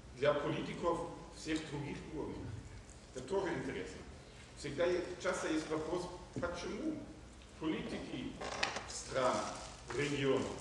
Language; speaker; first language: Russian; non-native, fluent; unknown